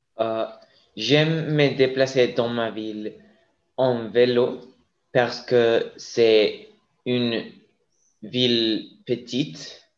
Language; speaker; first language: French; non-native, learner; English